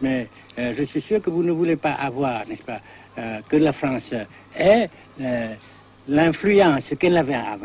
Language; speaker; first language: French; non-native, fluent; Vietnamese